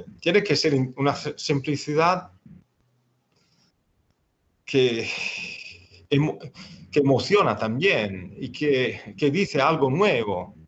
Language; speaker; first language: Spanish; non-native, fluent; Italian